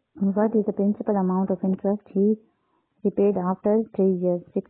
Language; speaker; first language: English; non-native, local second language; Urdu